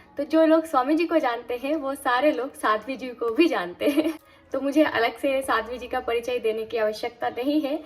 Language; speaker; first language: Hindi; non-native, local second language; Bangla